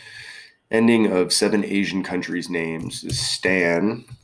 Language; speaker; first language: English; native; English